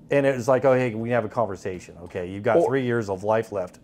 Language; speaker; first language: English; native; English